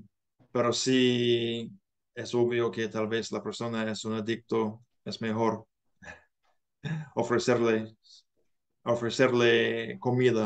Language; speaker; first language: Spanish; non-native, learner; English